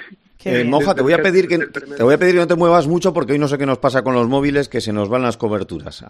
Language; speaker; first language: Spanish; native; Spanish